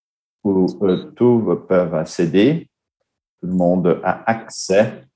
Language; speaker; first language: French; non-native, fluent; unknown